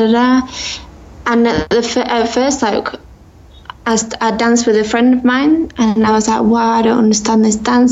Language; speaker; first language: English; native; English